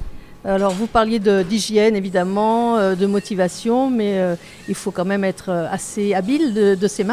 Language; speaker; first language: French; native; French